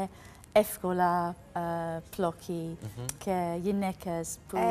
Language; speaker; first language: Greek; non-native, learner; English